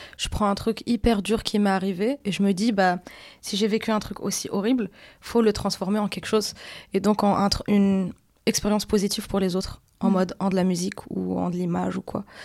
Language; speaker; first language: French; non-native, local second language; Arabic